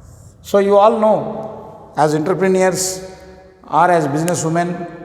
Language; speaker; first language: English; non-native, local second language; Telugu